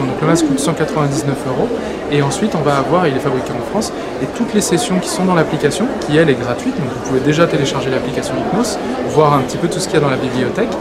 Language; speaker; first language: French; native; French